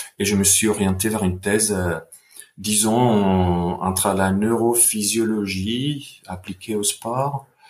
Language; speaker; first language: French; non-native, fluent; Italian